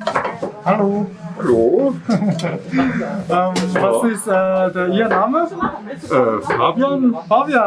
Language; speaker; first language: German; non-native, learner; Korean